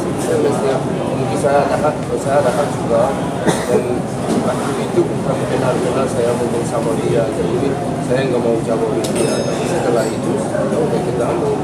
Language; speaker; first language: Indonesian; non-native, learner; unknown